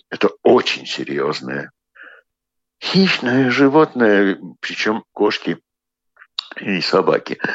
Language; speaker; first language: Russian; native; Russian